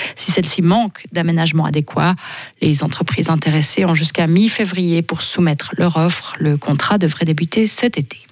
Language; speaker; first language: French; native; French